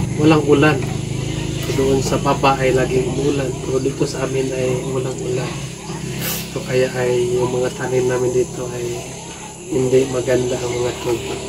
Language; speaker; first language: Filipino; non-native, local second language; Cebuano